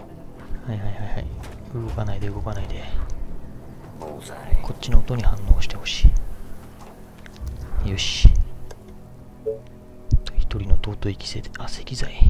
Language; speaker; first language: Japanese; native; Japanese